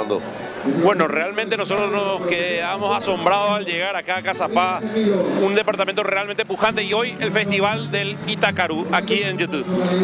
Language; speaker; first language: Spanish; native; Spanish